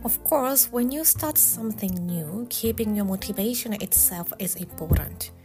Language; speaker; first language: English; non-native, fluent; Japanese